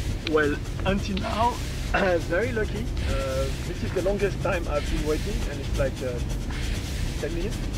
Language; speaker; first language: English; non-native, fluent; French